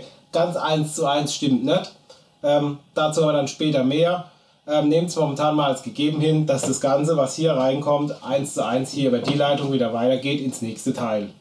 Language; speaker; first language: German; native; German